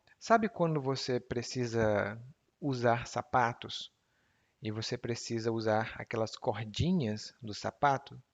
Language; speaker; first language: Portuguese; native; Portuguese